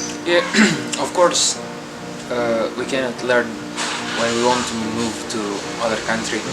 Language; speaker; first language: English; non-native, learner; Arabic